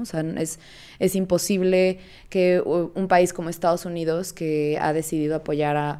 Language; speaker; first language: Spanish; native; Spanish